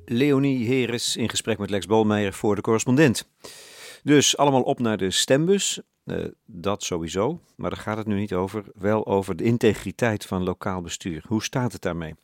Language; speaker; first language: Dutch; native; Dutch